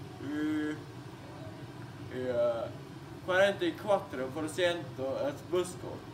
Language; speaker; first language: Spanish; non-native, learner; Swedish